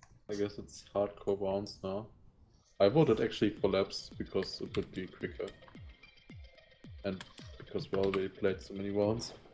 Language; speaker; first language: English; non-native, fluent; German